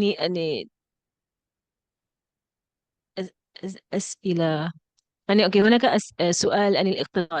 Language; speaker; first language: Arabic; non-native, fluent; English